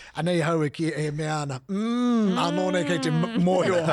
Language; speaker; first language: Māori; non-native, local second language; English